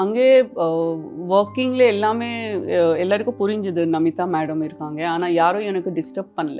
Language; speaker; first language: Tamil; non-native, fluent; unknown